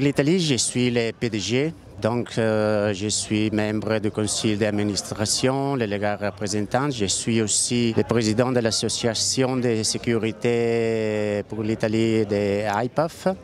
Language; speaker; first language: French; non-native, learner; Italian